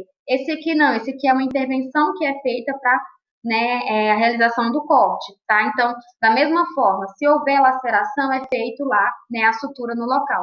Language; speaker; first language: Portuguese; native; Portuguese